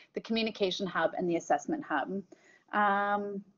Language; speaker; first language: English; native; English